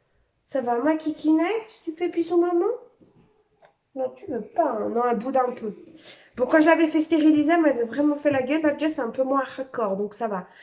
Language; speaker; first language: French; native; French